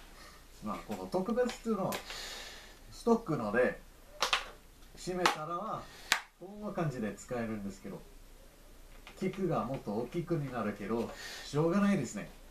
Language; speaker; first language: Japanese; non-native, learner; English